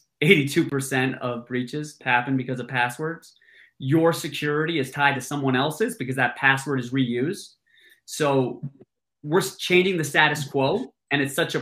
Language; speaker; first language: English; native; English